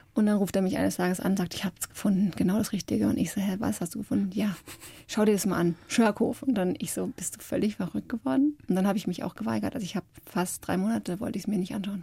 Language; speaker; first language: German; native; German